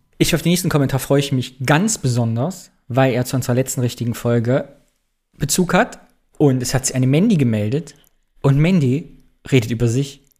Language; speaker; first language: German; native; German